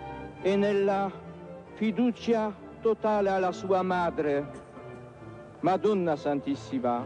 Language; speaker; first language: Italian; non-native, fluent; Polish